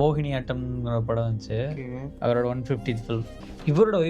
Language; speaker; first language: Tamil; native; Tamil